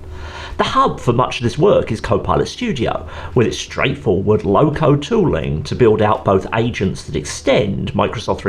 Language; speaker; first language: English; native; English